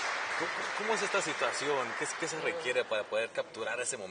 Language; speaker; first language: Spanish; native; Spanish